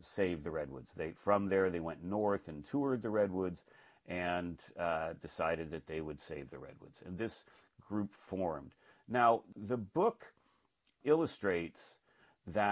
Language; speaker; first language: English; native; English